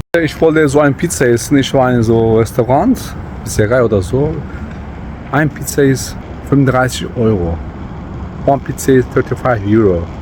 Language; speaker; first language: German; non-native, learner; Turkish